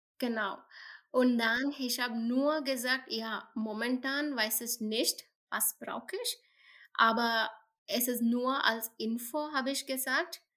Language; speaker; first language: German; non-native, learner; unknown